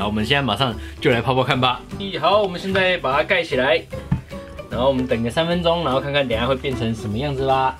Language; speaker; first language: Chinese; native; Chinese